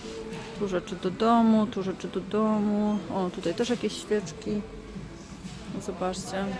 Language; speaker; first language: Polish; native; Polish